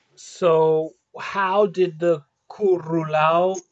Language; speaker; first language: English; native; English